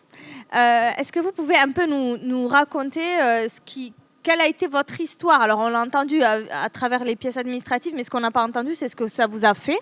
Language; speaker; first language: French; native; French